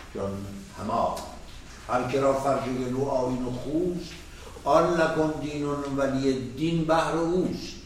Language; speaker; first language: Persian; native; Persian